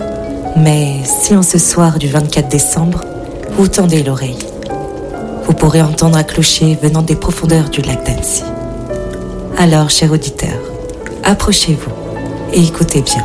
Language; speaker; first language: French; native; French